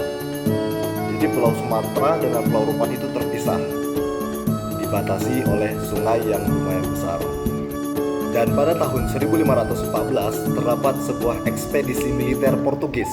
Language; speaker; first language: Indonesian; non-native, local second language; Malay